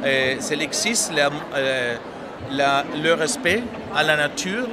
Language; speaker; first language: French; non-native, fluent; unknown